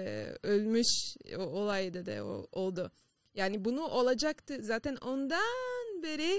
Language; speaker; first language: Turkish; non-native, fluent; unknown